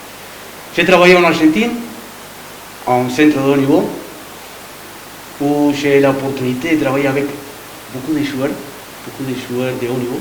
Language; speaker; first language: French; non-native, learner; Spanish